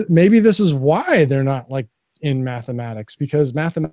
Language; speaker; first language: English; native; English